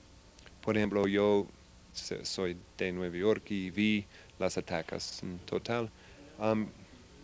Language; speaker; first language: Spanish; non-native, fluent; English